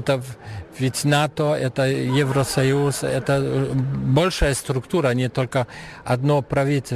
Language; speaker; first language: Russian; non-native, fluent; German